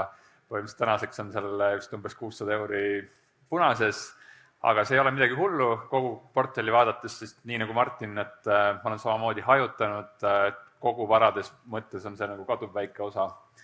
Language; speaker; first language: Estonian; native; Estonian